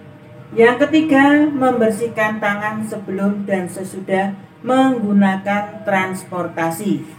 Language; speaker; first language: Indonesian; native; Indonesian